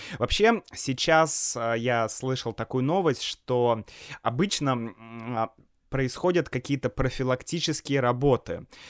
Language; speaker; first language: Russian; native; Russian